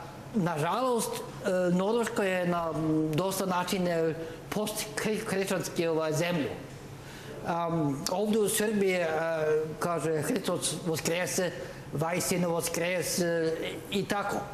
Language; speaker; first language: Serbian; non-native, learner; Norwegian